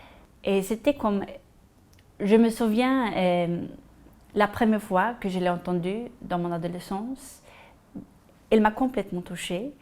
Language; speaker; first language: French; non-native, fluent; Swedish